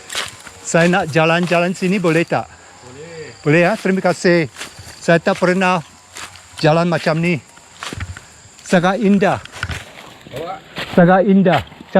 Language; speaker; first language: Indonesian; non-native, learner; English